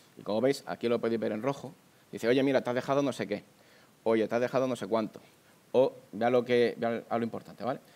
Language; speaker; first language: Spanish; native; Spanish